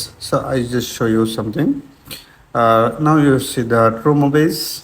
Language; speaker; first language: English; non-native, learner; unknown